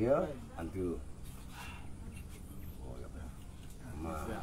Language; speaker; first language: English; non-native, learner; Balinese